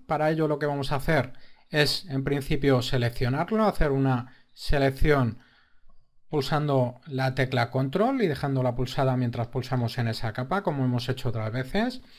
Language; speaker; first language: Spanish; native; Spanish